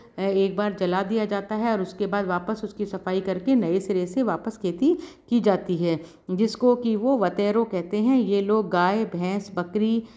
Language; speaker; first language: Hindi; native; Hindi